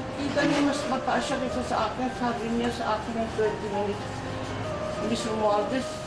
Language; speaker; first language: Filipino; non-native, local second language; Waray